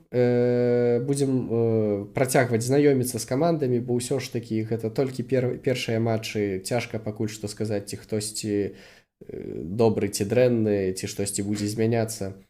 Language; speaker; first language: Belarusian; non-native, local second language; Russian